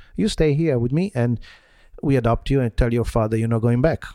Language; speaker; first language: English; non-native, fluent; Italian